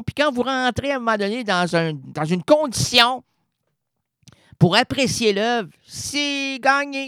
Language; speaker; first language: French; native; French